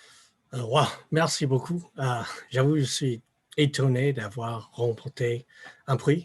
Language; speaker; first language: French; non-native, fluent; English